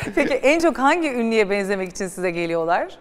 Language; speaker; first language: Turkish; native; Turkish